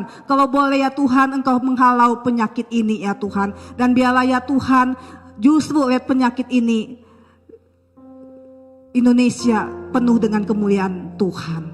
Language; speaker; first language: Malay; native; Malay